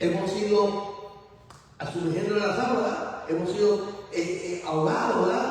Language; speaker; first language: Spanish; native; Spanish